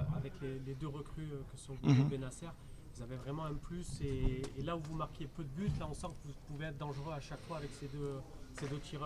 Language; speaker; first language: French; native; French